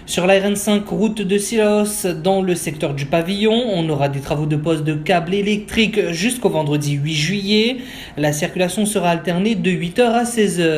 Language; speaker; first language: French; native; French